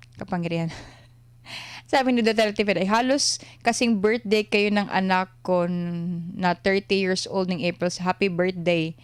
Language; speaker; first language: Filipino; non-native, local second language; Cebuano